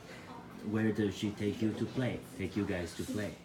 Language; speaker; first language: English; non-native, fluent; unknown